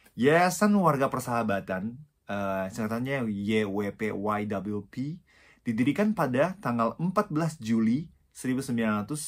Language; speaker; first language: Indonesian; non-native, fluent; Japanese